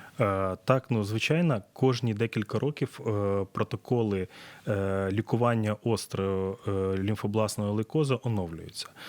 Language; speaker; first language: Ukrainian; native; Ukrainian